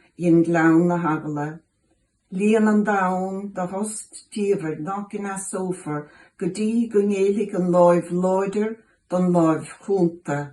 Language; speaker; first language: Irish; native; Irish